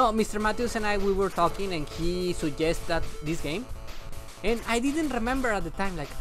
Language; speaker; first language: English; non-native, fluent; Spanish